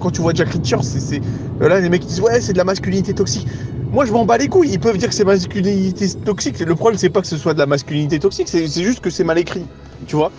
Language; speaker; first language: French; native; French